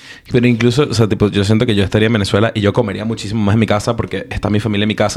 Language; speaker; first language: Spanish; early bilingual, heritage; Spanish